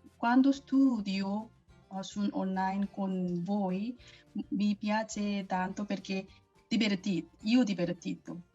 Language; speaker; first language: Italian; non-native, learner; Korean